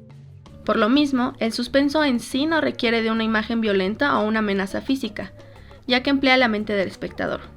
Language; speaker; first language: Spanish; native; Spanish